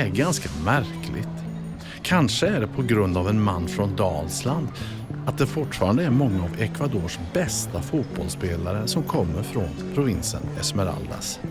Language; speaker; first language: Swedish; native; Swedish